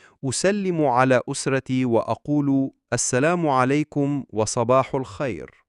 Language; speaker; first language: Arabic; non-native, fluent; Urdu